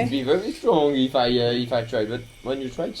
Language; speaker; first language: English; non-native, learner; French